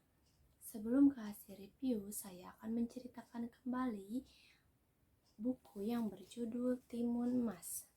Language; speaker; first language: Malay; non-native, local second language; Sundanese